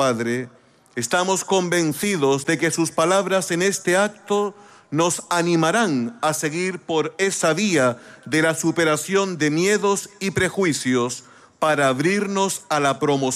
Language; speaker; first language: Spanish; native; Spanish